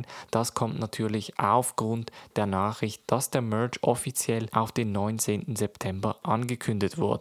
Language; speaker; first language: German; native; German